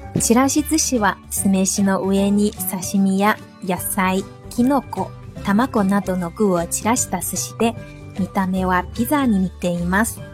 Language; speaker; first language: Japanese; non-native, fluent; Chinese